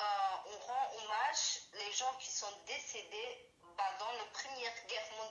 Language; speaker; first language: French; non-native, learner; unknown